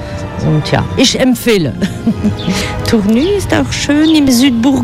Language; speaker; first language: German; non-native, fluent; French